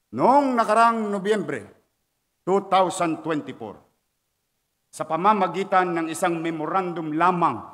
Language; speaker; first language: Filipino; native; Filipino